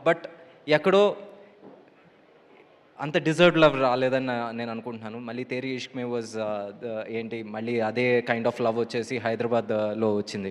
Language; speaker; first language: Telugu; native; Telugu